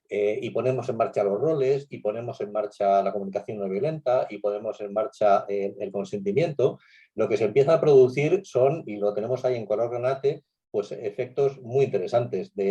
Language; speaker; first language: Spanish; native; Spanish